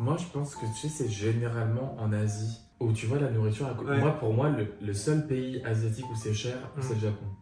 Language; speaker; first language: French; native; French